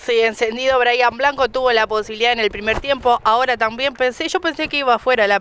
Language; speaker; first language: Spanish; native; Spanish